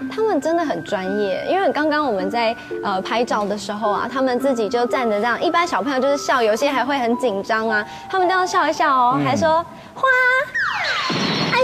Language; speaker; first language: Chinese; native; Chinese